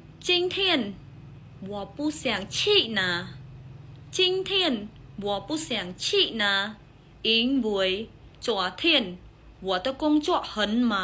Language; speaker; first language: Chinese; non-native, fluent; Khmer